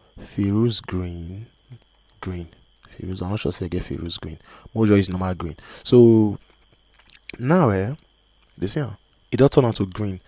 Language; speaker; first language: Nigerian Pidgin; native; Nigerian Pidgin